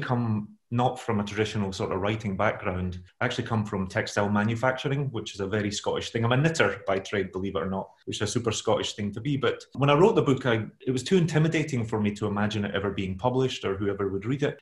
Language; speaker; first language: English; native; English